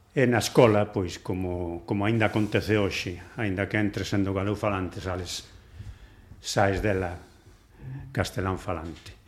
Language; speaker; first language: Galician; non-native, local second language; Spanish